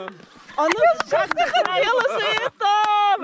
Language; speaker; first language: Russian; non-native, local second language; Yakut